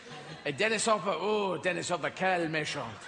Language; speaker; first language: French; non-native, learner; English